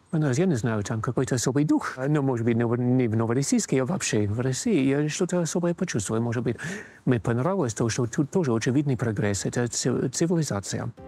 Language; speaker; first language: Russian; non-native, fluent; English